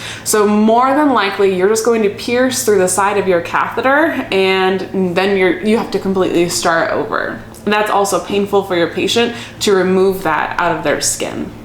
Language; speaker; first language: English; native; English